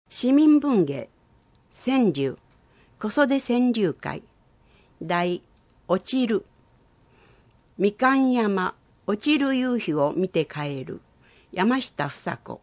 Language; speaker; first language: Japanese; native; Japanese